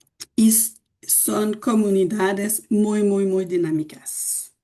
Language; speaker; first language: Spanish; non-native, fluent; French